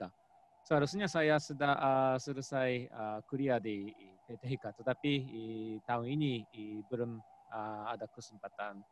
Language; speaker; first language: Indonesian; non-native, fluent; Japanese